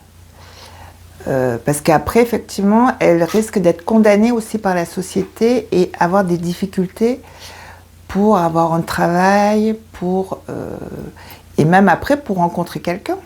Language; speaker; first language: French; early bilingual, other home language; Korean